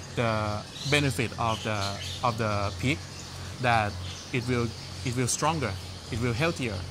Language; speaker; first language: English; non-native, fluent; Thai